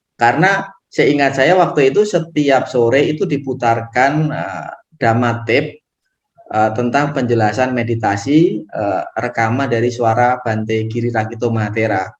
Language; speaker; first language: Indonesian; non-native, local second language; Javanese